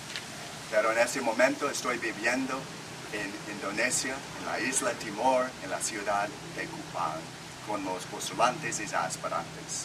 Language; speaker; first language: Spanish; non-native, learner; English